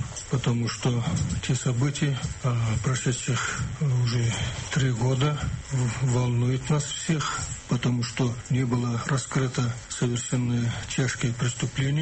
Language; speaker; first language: Russian; non-native, local second language; Kazakh